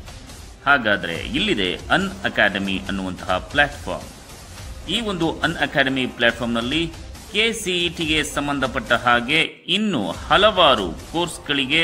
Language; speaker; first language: Kannada; native; Kannada